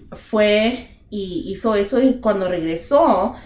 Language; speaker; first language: Spanish; early bilingual, other home language; English